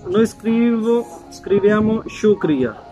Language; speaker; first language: Italian; non-native, learner; Urdu